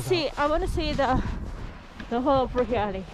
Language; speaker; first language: English; non-native, learner; Indonesian